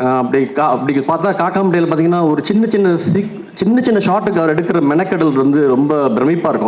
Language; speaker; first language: Tamil; native; Tamil